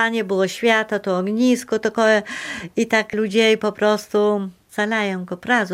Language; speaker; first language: Polish; non-native, local second language; Belarusian